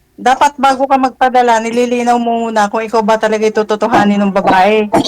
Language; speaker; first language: Filipino; native; Filipino